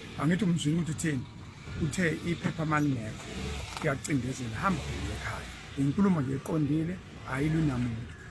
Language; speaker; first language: Zulu; native; Zulu